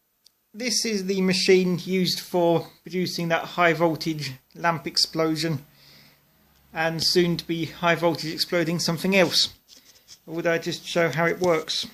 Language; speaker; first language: English; native; English